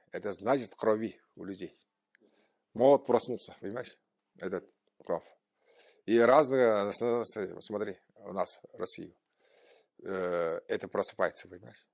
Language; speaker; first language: Russian; non-native, local second language; Tuvinian